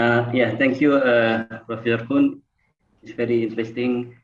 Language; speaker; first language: English; non-native, fluent; Indonesian